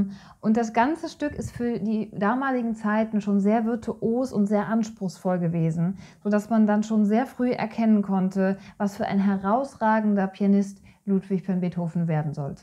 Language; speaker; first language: German; native; German